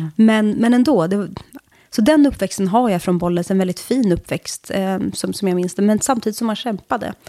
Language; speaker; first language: Swedish; early bilingual, other home language; Kurdish